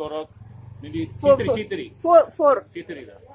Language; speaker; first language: Russian; non-native, learner; Konkani